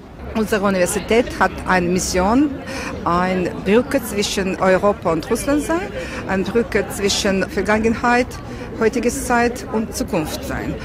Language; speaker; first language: German; non-native, fluent; Russian